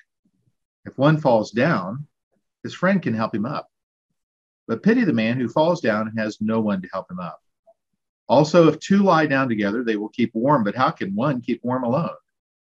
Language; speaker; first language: English; native; English